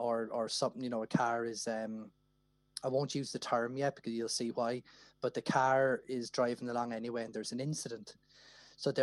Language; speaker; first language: English; native; English